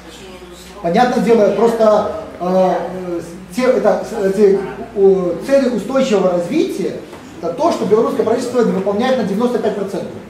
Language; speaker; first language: Russian; native; Russian